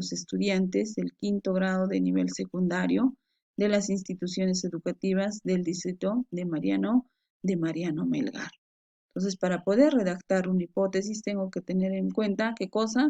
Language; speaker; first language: Spanish; native; Spanish